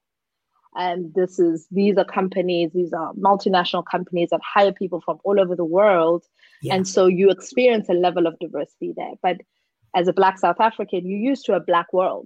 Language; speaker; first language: English; non-native, local second language; Xhosa